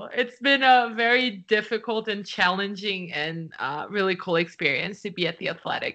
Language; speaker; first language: English; non-native, fluent; Portuguese